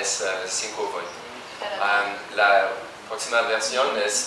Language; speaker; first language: Spanish; non-native, learner; French